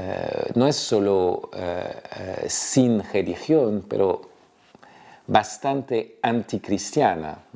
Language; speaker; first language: Spanish; non-native, fluent; French